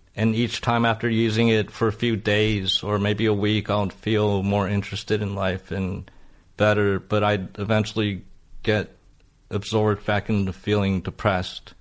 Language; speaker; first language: English; native; English